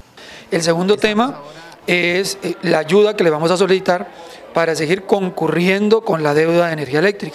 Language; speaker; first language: Spanish; native; Spanish